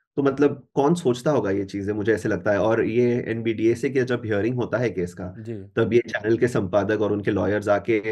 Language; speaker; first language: Hindi; non-native, local second language; Marathi